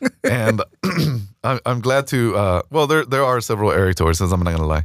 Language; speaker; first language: English; early bilingual, other home language; Spanish